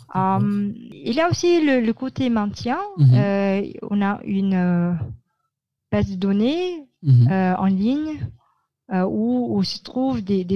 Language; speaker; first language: French; non-native, fluent; Filipino